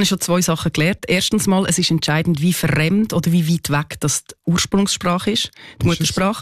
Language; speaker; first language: German; native; German